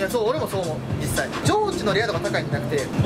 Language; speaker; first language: Japanese; native; Japanese